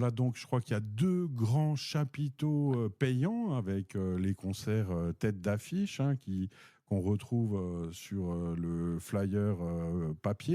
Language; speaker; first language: French; native; French